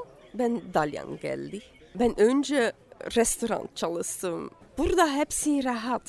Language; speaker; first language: Turkish; non-native, learner; Dutch